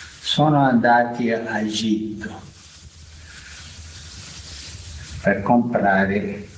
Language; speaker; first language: Italian; non-native, fluent; Spanish